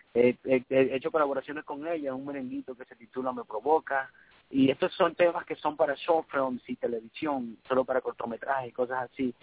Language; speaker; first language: Spanish; early bilingual, heritage; Spanish